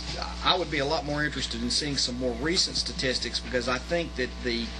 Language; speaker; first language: English; native; English